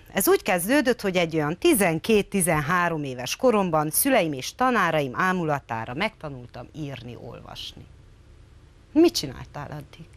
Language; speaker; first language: Hungarian; native; Hungarian